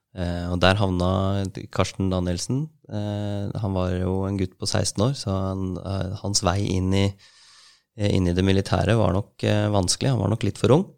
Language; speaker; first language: Norwegian; native; Norwegian